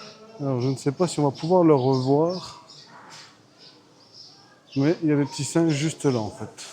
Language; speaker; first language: French; native; French